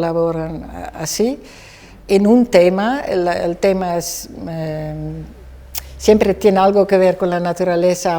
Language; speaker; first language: Spanish; non-native, fluent; Dutch